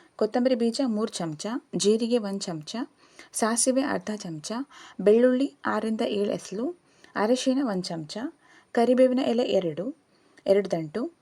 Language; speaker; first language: Kannada; native; Kannada